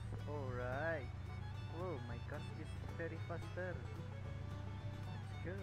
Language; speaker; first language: English; non-native, learner; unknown